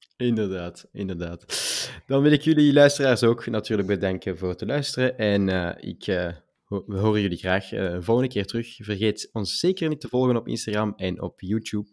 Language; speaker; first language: Dutch; native; Dutch